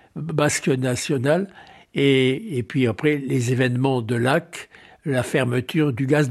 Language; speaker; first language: French; native; French